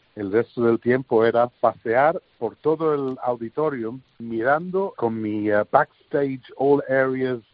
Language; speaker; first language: Spanish; early bilingual, heritage; English